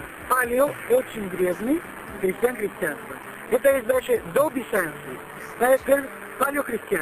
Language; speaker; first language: Russian; non-native, learner; Italian